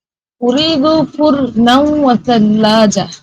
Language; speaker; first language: Arabic; non-native, learner; Bangla